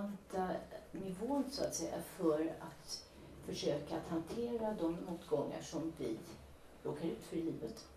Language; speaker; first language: Swedish; native; Swedish